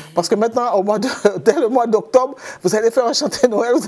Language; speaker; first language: French; native; French